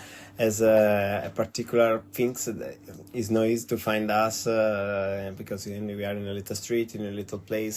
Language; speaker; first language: English; non-native, learner; Italian